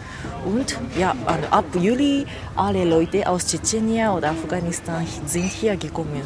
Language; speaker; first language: German; non-native, learner; Japanese